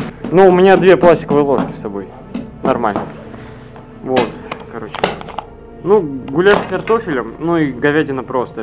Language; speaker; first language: Russian; native; Russian